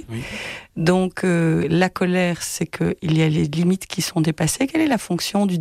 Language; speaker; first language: French; native; French